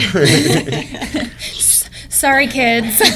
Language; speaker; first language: English; native; English